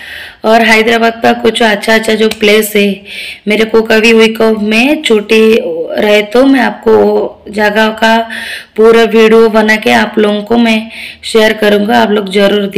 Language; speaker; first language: Hindi; non-native, local second language; Odia